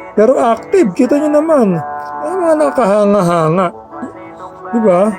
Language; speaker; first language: Filipino; native; Filipino